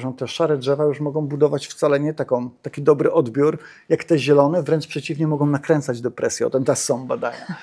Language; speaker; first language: Polish; native; Polish